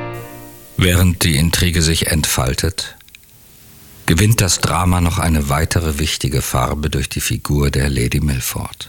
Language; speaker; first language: German; native; German